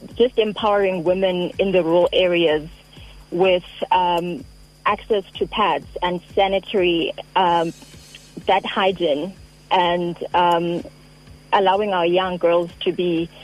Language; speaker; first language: English; non-native, local second language; Xhosa